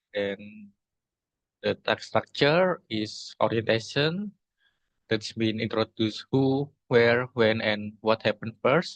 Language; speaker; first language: English; non-native, learner; Indonesian